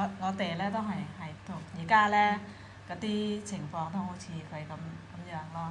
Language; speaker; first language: Cantonese; non-native, fluent; Thai